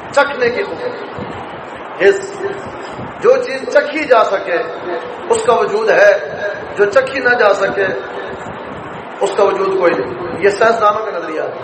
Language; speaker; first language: Urdu; non-native, local second language; Punjabi